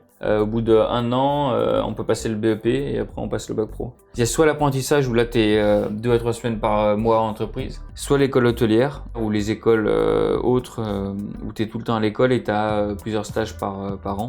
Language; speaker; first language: French; native; French